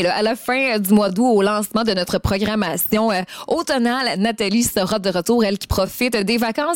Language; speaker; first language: French; native; French